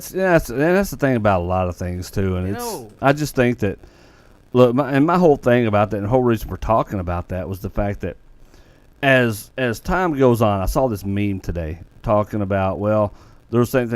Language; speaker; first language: English; native; English